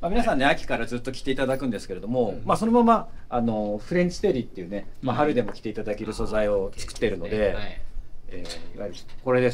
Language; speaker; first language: Japanese; native; Japanese